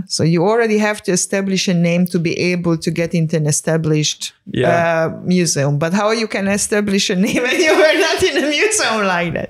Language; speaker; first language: English; non-native, fluent; Hungarian